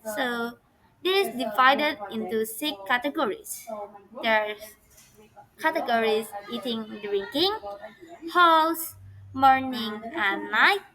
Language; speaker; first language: English; non-native, learner; Indonesian